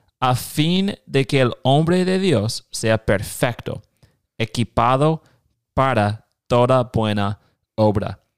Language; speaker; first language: Spanish; non-native, fluent; English